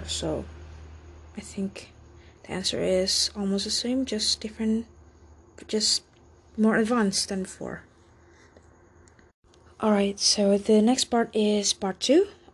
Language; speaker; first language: English; non-native, fluent; Indonesian